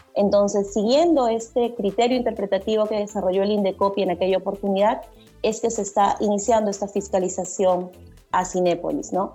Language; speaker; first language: Spanish; native; Spanish